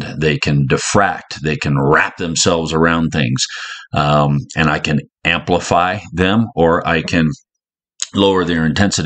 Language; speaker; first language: English; native; English